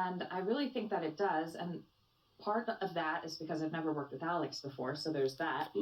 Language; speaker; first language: English; native; English